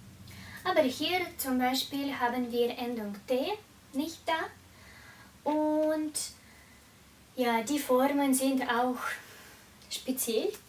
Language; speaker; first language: German; non-native, fluent; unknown